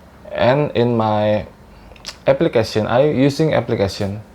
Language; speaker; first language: English; non-native, learner; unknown